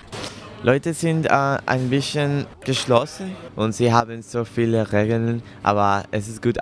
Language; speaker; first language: German; non-native, learner; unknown